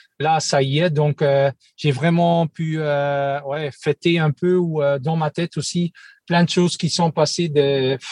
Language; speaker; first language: French; non-native, local second language; Dutch